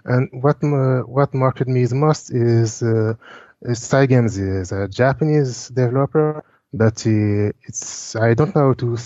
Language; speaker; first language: English; non-native, fluent; French